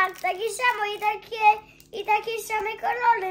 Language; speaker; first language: Polish; early bilingual, heritage; Polish